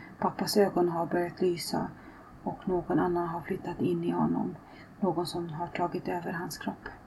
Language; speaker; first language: Swedish; early bilingual, other home language; Finnish